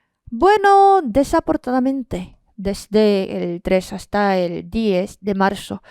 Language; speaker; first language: Spanish; non-native, fluent; Korean